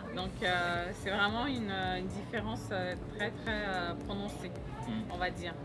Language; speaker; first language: French; early bilingual, other home language; Greek